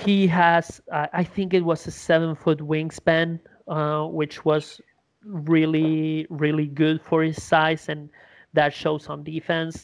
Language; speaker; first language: English; non-native, fluent; Spanish